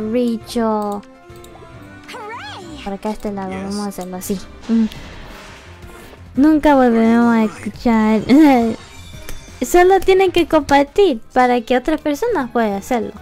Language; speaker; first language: Spanish; early bilingual, heritage; Spanish